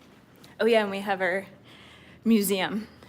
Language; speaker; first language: English; native; English